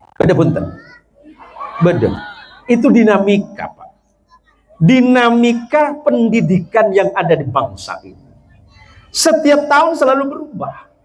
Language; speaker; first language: Malay; non-native, local second language; Madurese